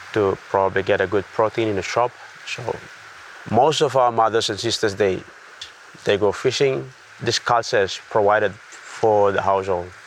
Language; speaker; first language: English; non-native, fluent; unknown